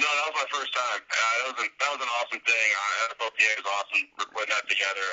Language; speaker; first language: English; native; English